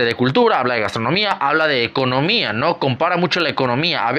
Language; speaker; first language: Spanish; native; Spanish